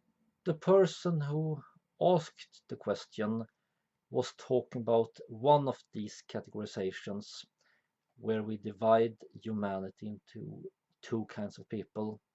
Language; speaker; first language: English; non-native, fluent; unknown